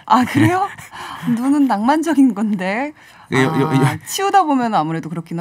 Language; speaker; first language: Korean; native; Korean